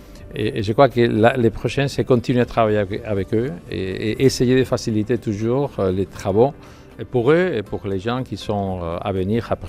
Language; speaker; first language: French; non-native, fluent; Spanish